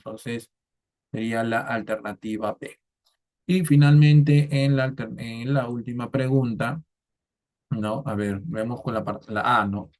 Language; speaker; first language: Spanish; native; Spanish